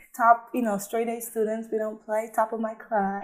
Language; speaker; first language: English; early bilingual, other home language; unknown